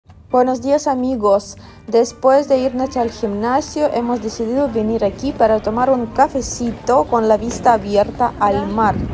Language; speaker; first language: Spanish; non-native, fluent; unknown